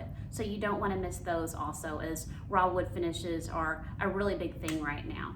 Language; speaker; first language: English; native; English